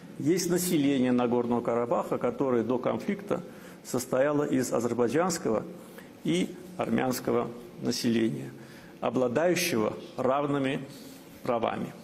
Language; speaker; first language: Russian; non-native, local second language; Azerbaijani